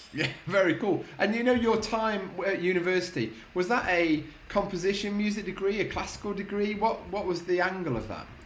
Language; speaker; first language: English; native; English